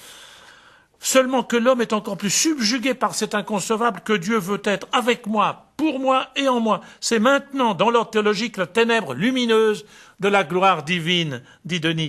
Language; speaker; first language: French; native; French